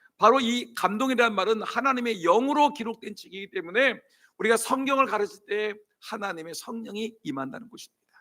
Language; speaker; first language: Korean; native; Korean